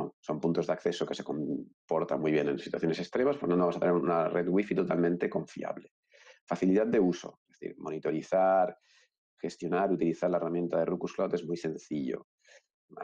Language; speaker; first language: Spanish; native; Spanish